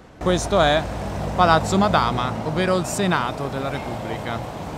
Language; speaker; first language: Italian; native; Italian